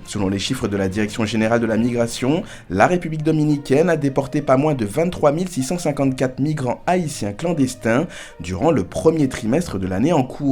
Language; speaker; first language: French; non-native, local second language; Haitian Creole